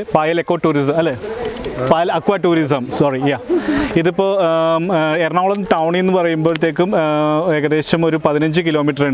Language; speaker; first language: Malayalam; native; Malayalam